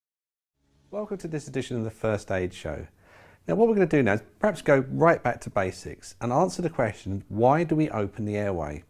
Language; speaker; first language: English; native; English